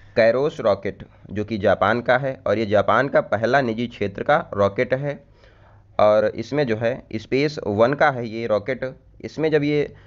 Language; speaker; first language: Hindi; native; Hindi